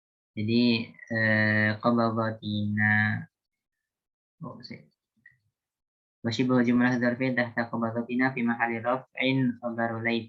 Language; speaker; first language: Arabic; non-native, learner; Indonesian